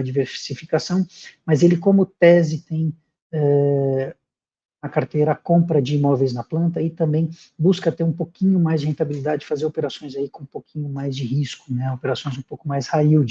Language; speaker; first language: Portuguese; native; Portuguese